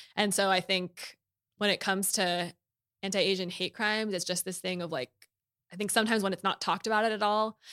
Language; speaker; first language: English; native; English